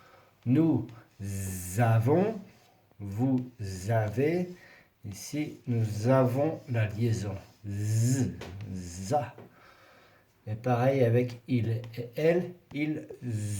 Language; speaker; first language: French; non-native, fluent; Spanish